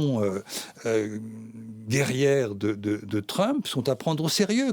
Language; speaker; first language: French; native; French